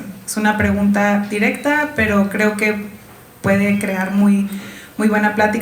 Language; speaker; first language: Spanish; native; Spanish